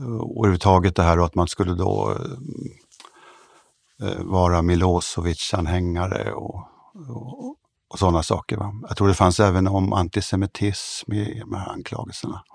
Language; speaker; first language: Swedish; native; Swedish